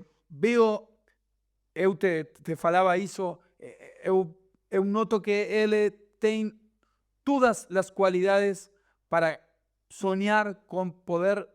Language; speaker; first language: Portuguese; non-native, learner; Spanish